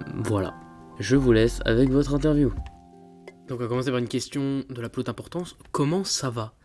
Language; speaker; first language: French; native; French